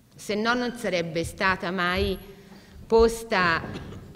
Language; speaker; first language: Italian; native; Italian